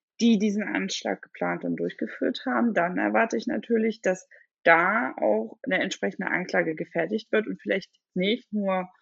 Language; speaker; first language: German; native; German